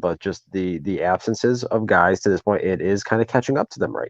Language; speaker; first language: English; native; English